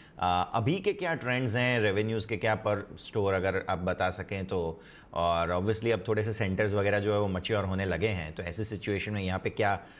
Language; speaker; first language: Hindi; non-native, local second language; Gujarati